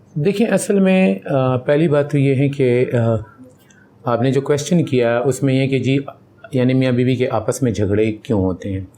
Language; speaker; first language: Urdu; non-native, local second language; Pashto